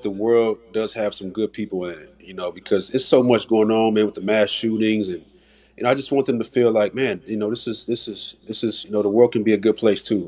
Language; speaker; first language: English; native; English